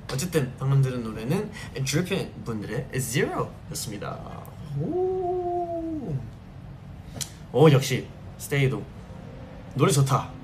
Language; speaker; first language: Korean; early bilingual, heritage; Korean